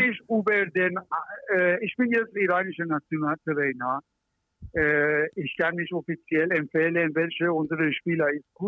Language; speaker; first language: German; non-native, learner; Persian